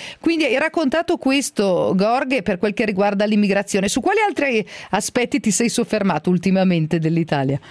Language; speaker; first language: Italian; native; Italian